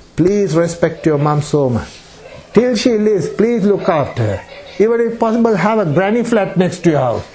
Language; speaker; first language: English; non-native, local second language; Sinhala